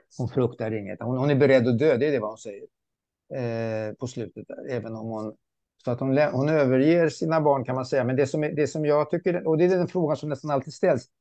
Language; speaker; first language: Swedish; early bilingual, other home language; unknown